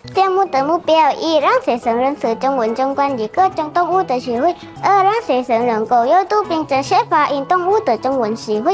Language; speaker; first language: Chinese; non-native, learner; Thai